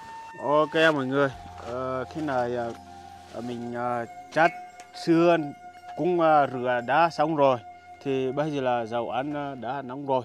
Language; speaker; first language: Vietnamese; non-native, fluent; Portuguese